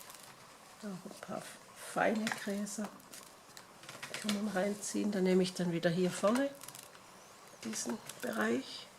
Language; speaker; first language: German; native; German